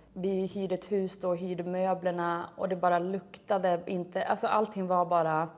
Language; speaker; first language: Swedish; native; Swedish